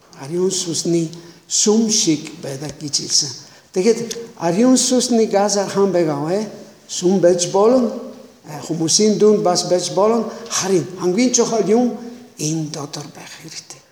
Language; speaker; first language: Mongolian; non-native, learner; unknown